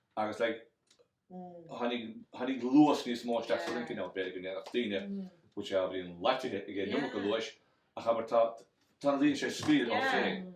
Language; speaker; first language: Irish; native; Irish